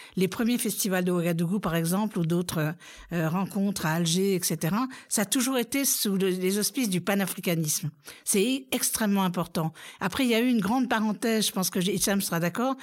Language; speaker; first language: French; native; French